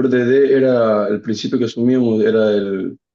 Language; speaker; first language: Spanish; native; Spanish